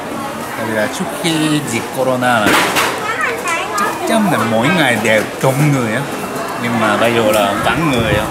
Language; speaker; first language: Vietnamese; non-native, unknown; Japanese